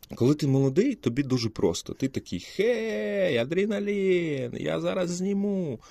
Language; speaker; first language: Ukrainian; non-native, local second language; Russian